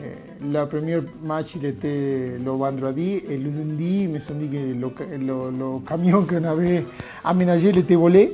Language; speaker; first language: French; non-native, fluent; Spanish